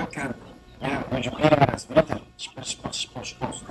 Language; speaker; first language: Russian; non-native, learner; Uzbek